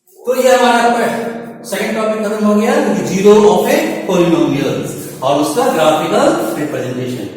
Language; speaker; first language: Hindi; native; Hindi